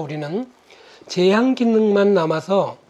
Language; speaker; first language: Korean; native; Korean